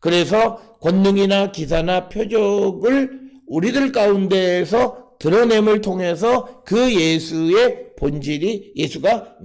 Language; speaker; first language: Korean; native; Korean